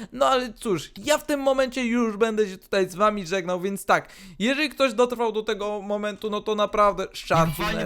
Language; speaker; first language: Polish; native; Polish